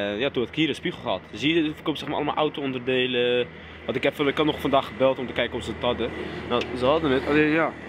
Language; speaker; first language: Dutch; early bilingual, other home language; Arabic